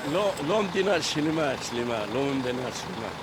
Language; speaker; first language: Hebrew; non-native, local second language; Arabic